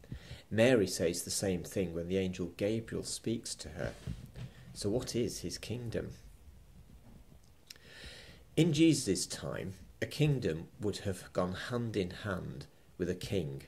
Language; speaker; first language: English; native; English